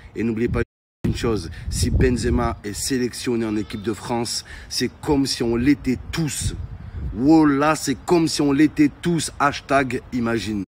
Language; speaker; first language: French; native; French